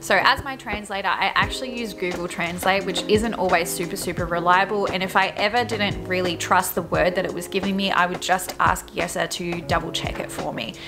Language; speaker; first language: English; native; English